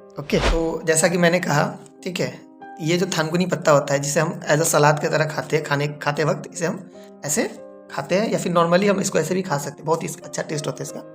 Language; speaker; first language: Hindi; non-native, local second language; Bangla